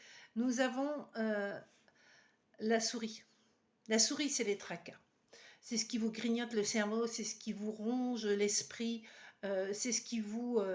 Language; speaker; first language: French; native; French